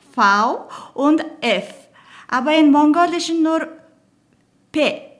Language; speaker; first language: German; non-native, learner; Mongolian